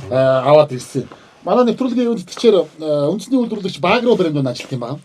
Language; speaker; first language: Mongolian; native; Mongolian